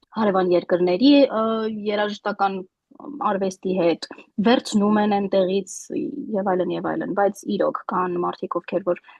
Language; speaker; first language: Armenian; native; Armenian